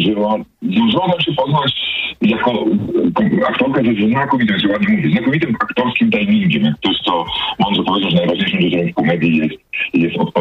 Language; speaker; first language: Polish; native; Polish